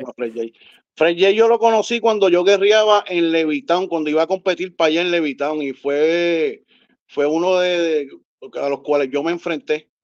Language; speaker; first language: Spanish; native; Spanish